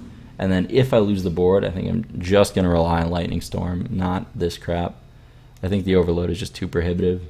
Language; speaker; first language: English; native; English